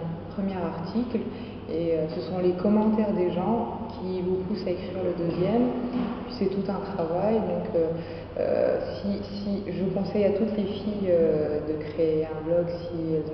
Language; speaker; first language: French; non-native, local second language; Arabic